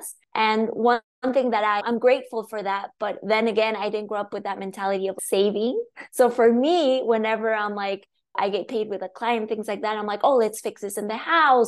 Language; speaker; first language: English; non-native, fluent; Spanish